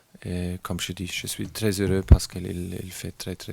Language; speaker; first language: French; non-native, learner; German